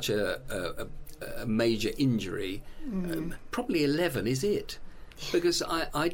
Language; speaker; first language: English; native; English